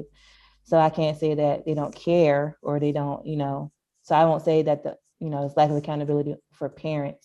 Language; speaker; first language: English; native; English